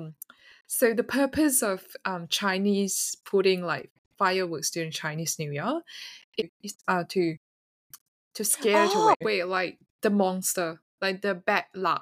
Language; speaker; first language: English; non-native, local second language; Chinese